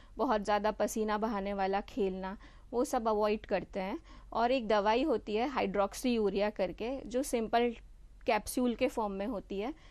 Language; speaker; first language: Hindi; non-native, local second language; Gujarati